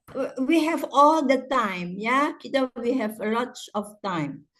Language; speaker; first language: English; non-native, fluent; Indonesian